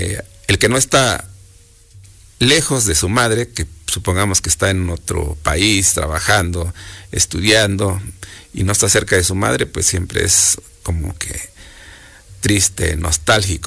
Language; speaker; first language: Spanish; native; Spanish